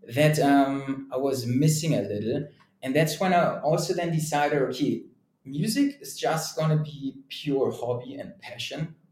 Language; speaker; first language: English; non-native, fluent; German